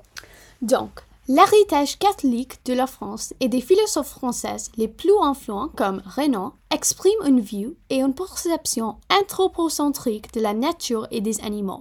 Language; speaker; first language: French; non-native, fluent; Punjabi